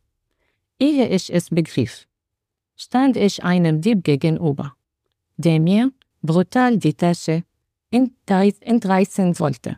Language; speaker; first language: German; non-native, learner; Arabic